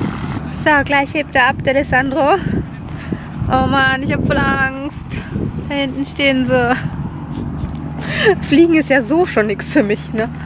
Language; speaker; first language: German; native; German